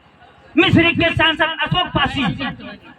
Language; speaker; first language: Hindi; native; Hindi